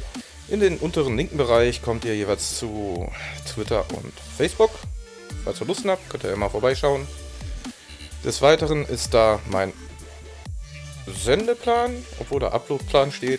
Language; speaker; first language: German; native; German